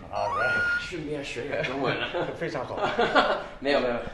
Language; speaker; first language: Chinese; non-native, fluent; English